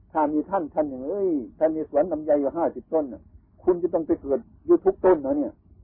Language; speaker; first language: Thai; native; Thai